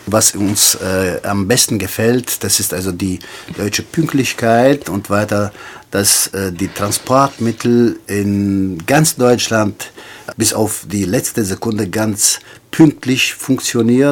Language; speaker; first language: German; non-native, fluent; Tajik